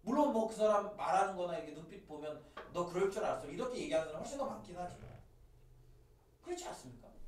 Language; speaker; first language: Korean; native; Korean